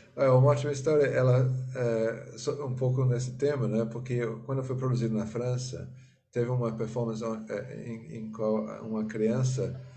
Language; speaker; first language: Portuguese; non-native, fluent; English